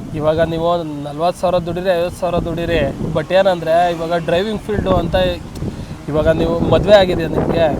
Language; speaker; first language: Kannada; native; Kannada